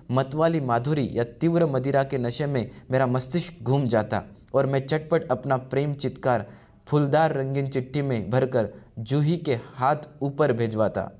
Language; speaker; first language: Hindi; non-native, local second language; Marathi